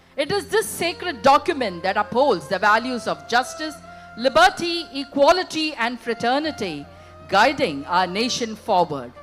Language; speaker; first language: English; non-native, local second language; Tamil